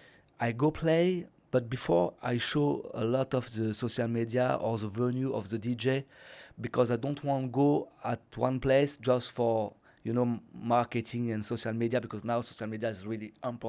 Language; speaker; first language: English; non-native, learner; French